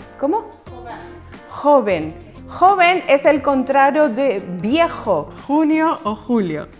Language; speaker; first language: Spanish; native; Spanish